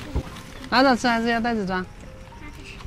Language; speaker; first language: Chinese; non-native, fluent; Indonesian